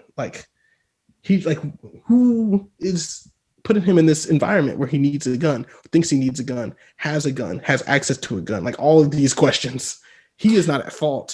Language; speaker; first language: English; native; English